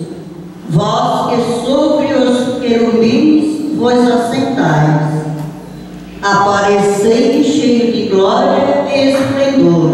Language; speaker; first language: Portuguese; native; Portuguese